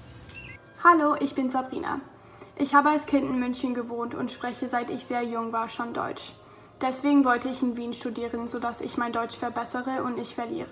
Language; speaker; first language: German; early bilingual, heritage; German